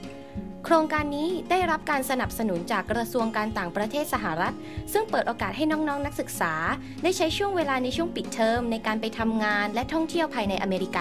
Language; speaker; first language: Thai; native; Thai